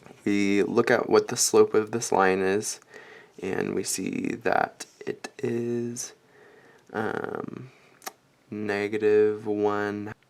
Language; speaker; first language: English; native; English